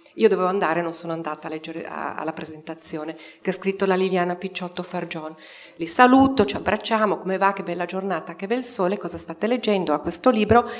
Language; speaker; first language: Italian; native; Italian